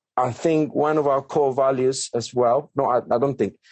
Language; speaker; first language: English; non-native, fluent; Spanish